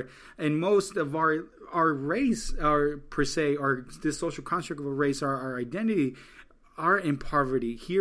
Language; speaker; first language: English; native; English